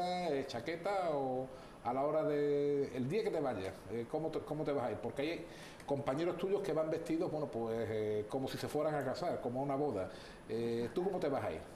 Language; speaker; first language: Spanish; native; Spanish